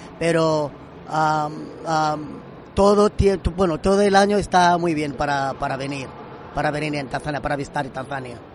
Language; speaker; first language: Spanish; non-native, fluent; Swahili